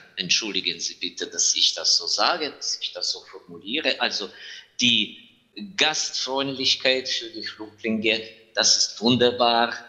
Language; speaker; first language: German; non-native, fluent; Ukrainian